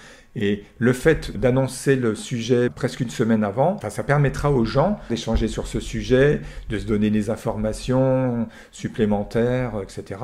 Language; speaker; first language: French; native; French